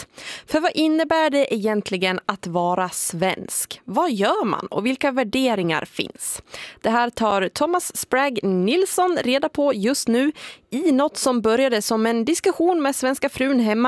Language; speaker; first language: Swedish; native; Swedish